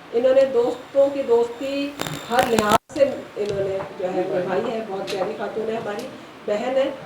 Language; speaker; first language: Urdu; native; Urdu